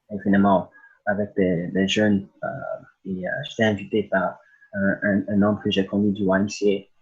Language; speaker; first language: French; early bilingual, other home language; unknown